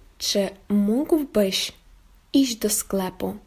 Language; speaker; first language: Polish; non-native, fluent; Ukrainian